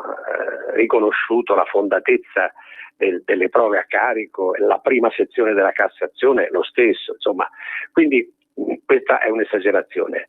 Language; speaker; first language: Italian; native; Italian